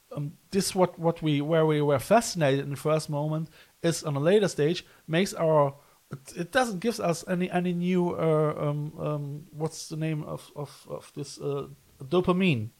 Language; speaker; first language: English; non-native, fluent; German